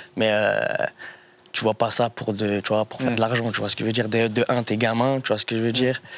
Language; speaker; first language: French; native; French